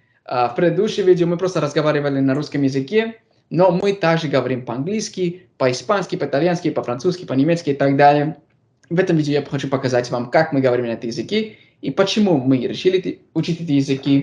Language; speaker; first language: Russian; non-native, fluent; English